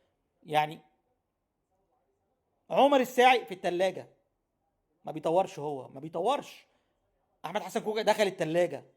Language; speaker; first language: Arabic; native; Arabic